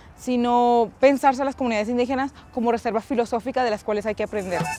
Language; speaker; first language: Spanish; native; Spanish